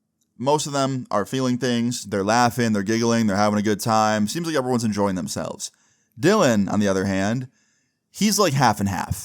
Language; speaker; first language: English; native; English